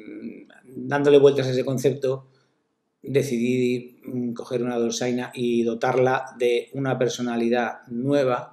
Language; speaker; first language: Spanish; native; Spanish